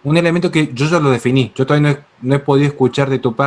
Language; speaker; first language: Spanish; native; Spanish